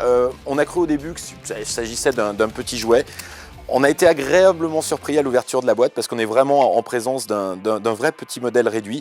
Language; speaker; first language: French; native; French